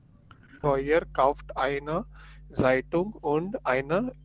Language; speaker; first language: German; non-native, learner; Marathi